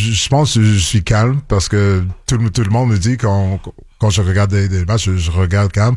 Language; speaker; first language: French; non-native, local second language; English